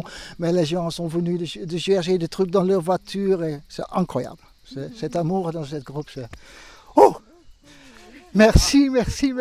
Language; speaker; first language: French; non-native, fluent; Dutch